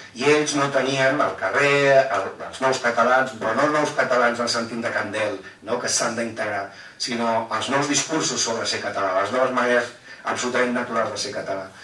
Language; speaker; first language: Catalan; non-native, local second language; Spanish